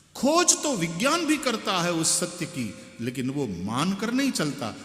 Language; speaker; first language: Hindi; non-native, local second language; Gujarati